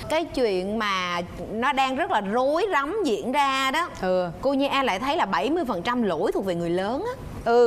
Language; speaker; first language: Vietnamese; native; Vietnamese